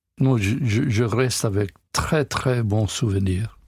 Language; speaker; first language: French; non-native, learner; English